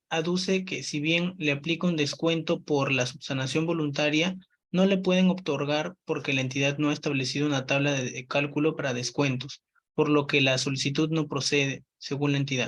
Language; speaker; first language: Spanish; native; Spanish